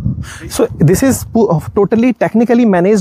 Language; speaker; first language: English; non-native, local second language; Hindi